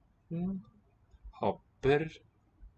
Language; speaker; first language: Norwegian; non-native, learner; English